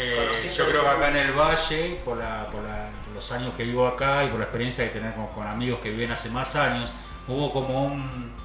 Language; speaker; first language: Spanish; native; Spanish